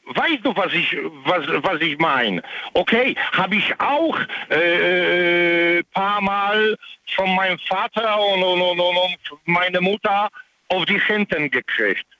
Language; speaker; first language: German; non-native, learner; Polish